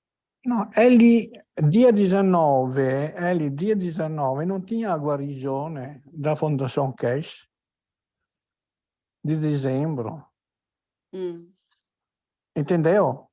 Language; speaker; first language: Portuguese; non-native, learner; Italian